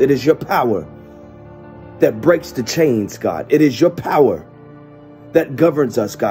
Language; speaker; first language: English; native; English